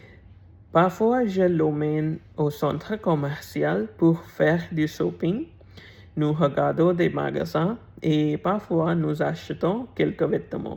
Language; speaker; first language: French; non-native, learner; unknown